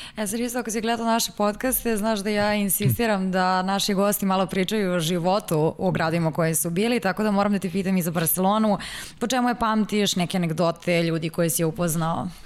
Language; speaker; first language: Serbian; native; Serbian